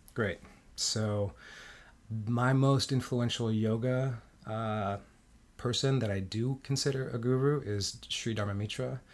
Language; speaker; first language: English; early bilingual, heritage; Spanish